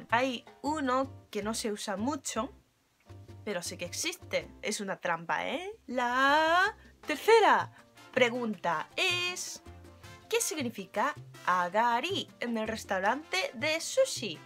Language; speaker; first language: Spanish; non-native, fluent; Japanese